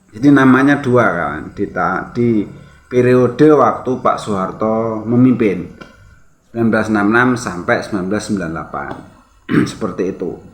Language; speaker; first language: Indonesian; native; Indonesian